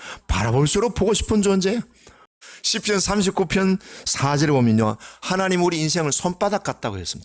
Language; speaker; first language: Korean; native; Korean